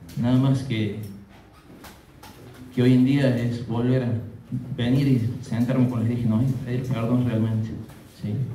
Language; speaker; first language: Spanish; native; Spanish